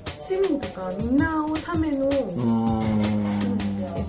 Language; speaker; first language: Japanese; non-native, fluent; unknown